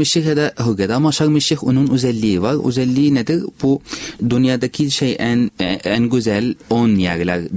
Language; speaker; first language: Turkish; non-native, learner; Arabic